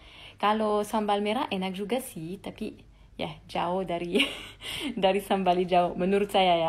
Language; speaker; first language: Indonesian; non-native, fluent; French